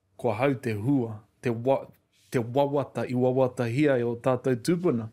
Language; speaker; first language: Māori; native; Māori